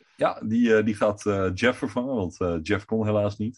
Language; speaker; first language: Dutch; native; Dutch